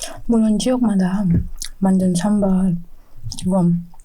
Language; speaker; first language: Korean; non-native, fluent; Indonesian